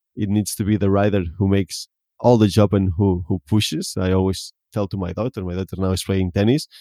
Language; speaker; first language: English; non-native, fluent; Spanish